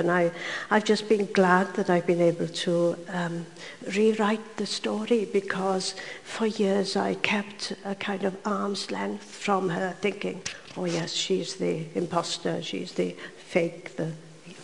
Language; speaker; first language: English; native; English